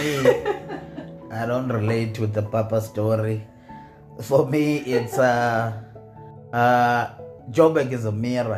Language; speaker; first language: English; non-native, local second language; Xhosa